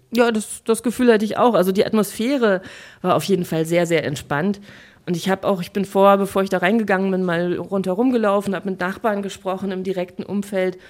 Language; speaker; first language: German; native; German